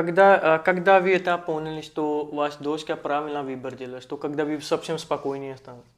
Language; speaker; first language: Russian; non-native, learner; Hindi